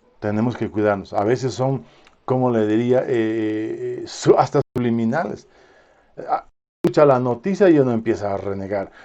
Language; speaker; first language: Spanish; native; Spanish